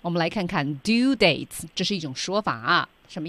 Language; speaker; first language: Chinese; native; Chinese